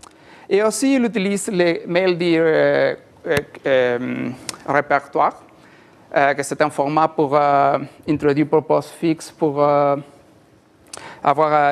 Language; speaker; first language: French; non-native, learner; Spanish